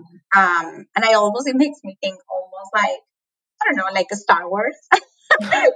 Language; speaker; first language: English; non-native, fluent; Spanish